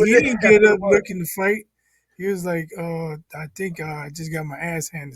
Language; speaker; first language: English; native; English